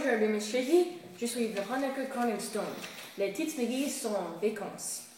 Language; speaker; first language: French; non-native, learner; English